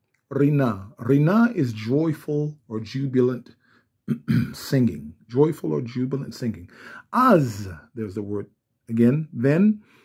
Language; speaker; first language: English; native; English